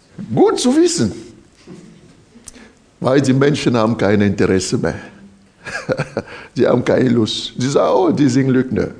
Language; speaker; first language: German; non-native, fluent; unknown